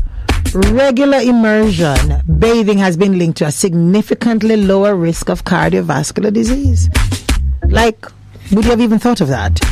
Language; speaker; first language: English; non-native, local second language; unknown